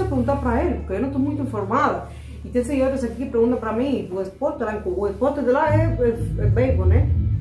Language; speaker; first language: Portuguese; non-native, fluent; Spanish